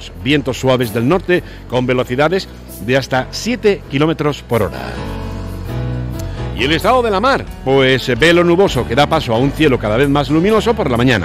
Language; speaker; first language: Spanish; native; Spanish